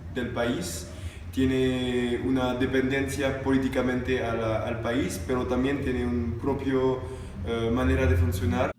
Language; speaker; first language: Spanish; non-native, learner; French